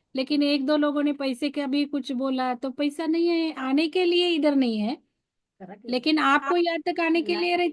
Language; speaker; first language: Hindi; non-native, local second language; Marathi